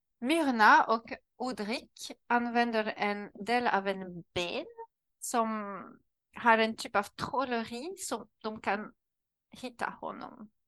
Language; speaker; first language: Swedish; non-native, learner; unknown